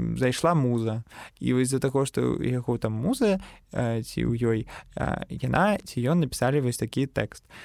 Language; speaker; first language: Belarusian; non-native, local second language; Russian